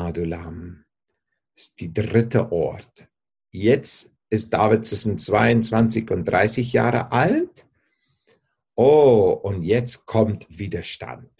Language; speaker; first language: German; non-native, fluent; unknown